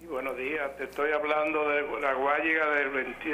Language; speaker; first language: Spanish; native; Spanish